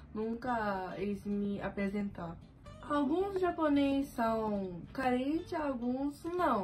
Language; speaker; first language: Portuguese; early bilingual, other home language; Japanese